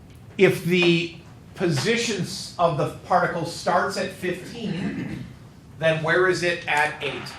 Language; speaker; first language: English; native; English